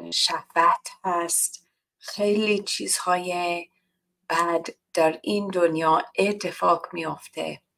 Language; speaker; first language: Persian; non-native, learner; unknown